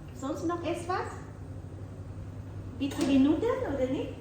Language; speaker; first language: German; non-native, learner; Thai